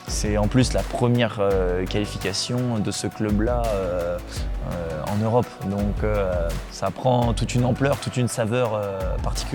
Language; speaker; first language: French; native; French